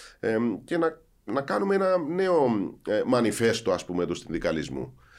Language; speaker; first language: Greek; native; Greek